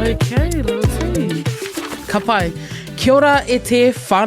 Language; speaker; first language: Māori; non-native, local second language; English